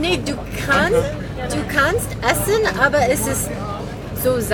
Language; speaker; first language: German; non-native, learner; Korean